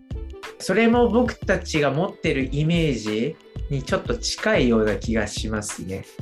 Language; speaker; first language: Japanese; native; Japanese